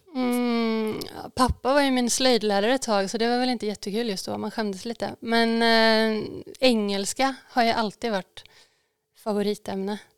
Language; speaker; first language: Swedish; native; Swedish